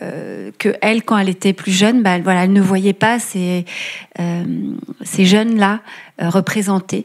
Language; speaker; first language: French; native; French